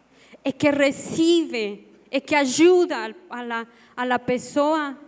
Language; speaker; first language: Portuguese; non-native, learner; Spanish